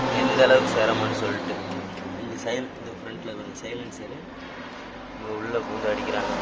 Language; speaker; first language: Tamil; native; Tamil